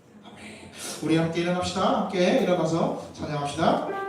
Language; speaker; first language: Korean; native; Korean